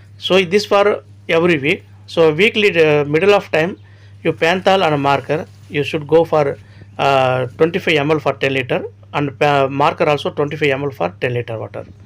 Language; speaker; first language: English; non-native, local second language; Tamil